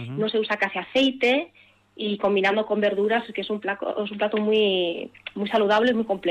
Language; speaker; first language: Spanish; early bilingual, other home language; Arabic